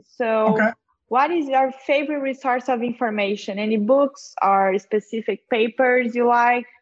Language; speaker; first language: English; non-native, fluent; Portuguese